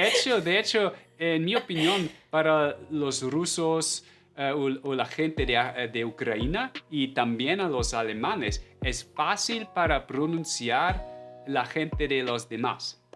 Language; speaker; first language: Spanish; non-native, fluent; German